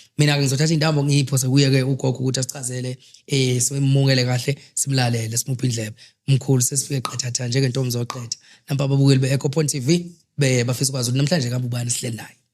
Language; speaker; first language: Zulu; native; Zulu